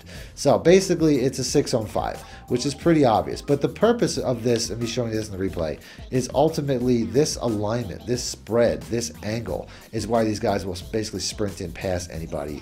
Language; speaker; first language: English; native; English